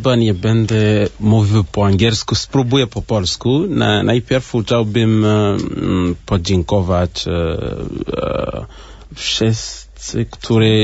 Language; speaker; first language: Polish; non-native, learner; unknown